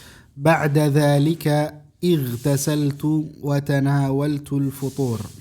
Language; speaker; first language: Arabic; non-native, fluent; Indonesian